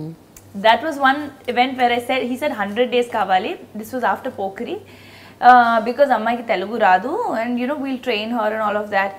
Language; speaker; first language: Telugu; non-native, local second language; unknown